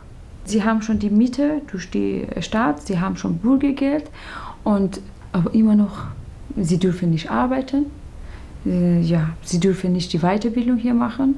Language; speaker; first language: German; non-native, learner; Persian